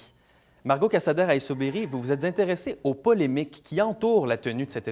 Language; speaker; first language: French; native; French